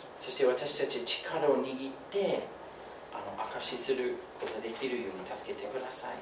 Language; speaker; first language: Japanese; non-native, fluent; English